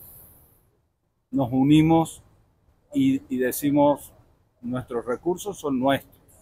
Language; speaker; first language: Spanish; native; Spanish